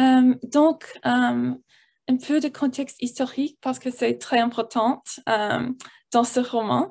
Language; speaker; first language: French; non-native, learner; English